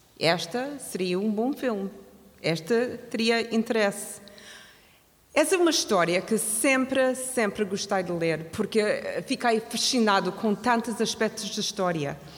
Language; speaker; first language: Portuguese; non-native, fluent; English